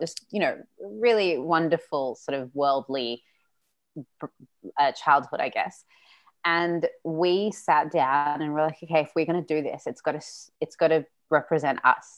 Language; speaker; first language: English; non-native, local second language; Russian